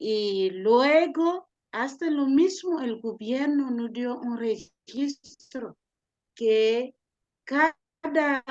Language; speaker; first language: Spanish; non-native, learner; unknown